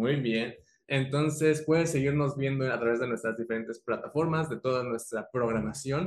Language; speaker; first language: Spanish; native; Spanish